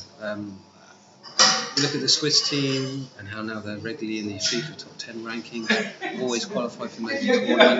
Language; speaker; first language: English; native; English